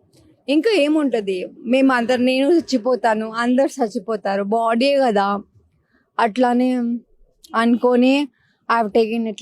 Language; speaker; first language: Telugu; non-native, local second language; Hindi